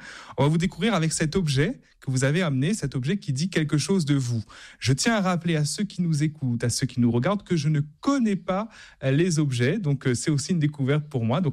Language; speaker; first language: French; native; French